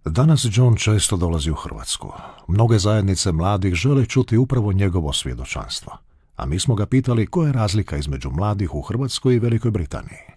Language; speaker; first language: Croatian; native; Croatian